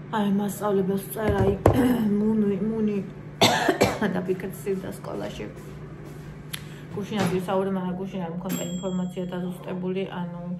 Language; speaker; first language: Georgian; native; Georgian